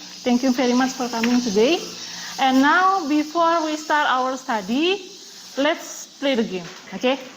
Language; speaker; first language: English; non-native, learner; Indonesian